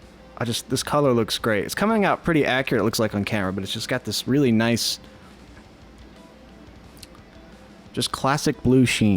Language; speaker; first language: English; native; English